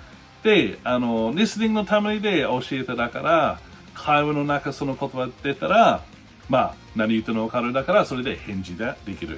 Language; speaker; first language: Japanese; non-native, learner; English